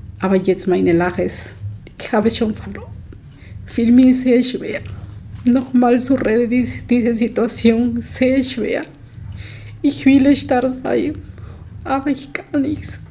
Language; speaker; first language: German; non-native, learner; Spanish